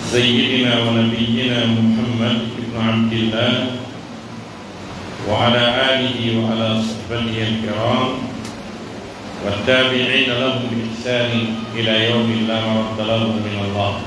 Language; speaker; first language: Arabic; non-native, fluent; Fula